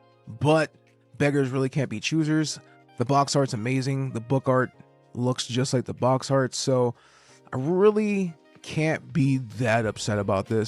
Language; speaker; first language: English; native; English